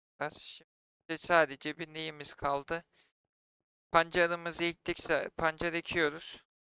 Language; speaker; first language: Turkish; native; Turkish